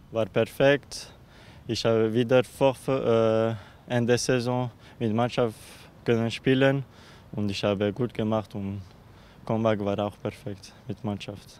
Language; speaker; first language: German; non-native, learner; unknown